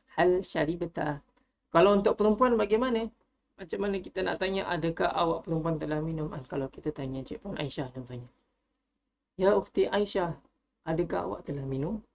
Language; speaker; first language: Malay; native; Malay